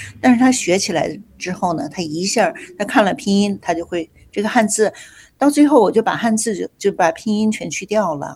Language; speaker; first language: Chinese; native; Chinese